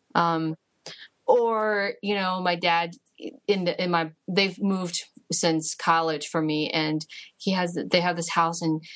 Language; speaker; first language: English; early bilingual, other home language; Chinese